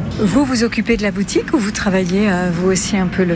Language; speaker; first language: French; native; French